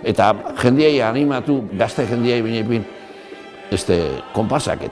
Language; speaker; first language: Basque; native; Basque